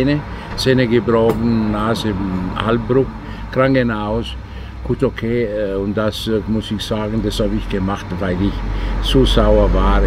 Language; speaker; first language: German; non-native, fluent; Italian